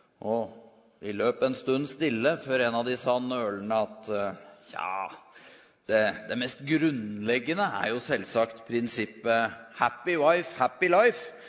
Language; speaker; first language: Norwegian; native; Norwegian